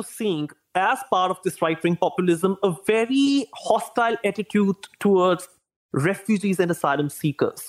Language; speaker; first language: English; non-native, local second language; Urdu